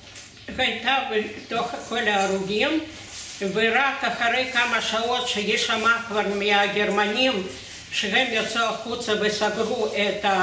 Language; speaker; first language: Hebrew; non-native, fluent; Russian